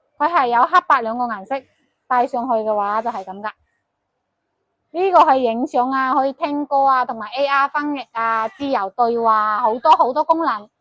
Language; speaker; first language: Cantonese; non-native, local second language; Chinese